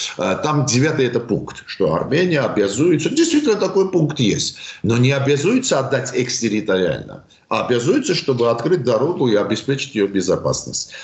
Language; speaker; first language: Russian; non-native, local second language; Armenian